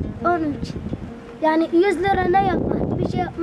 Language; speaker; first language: Turkish; non-native, learner; Arabic